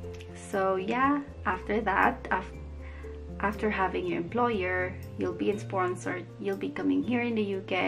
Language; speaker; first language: English; non-native, local second language; Filipino